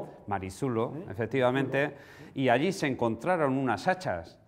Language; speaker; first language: Spanish; non-native, local second language; Basque